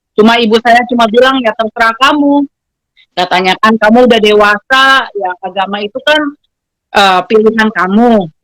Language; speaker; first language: Indonesian; native; Indonesian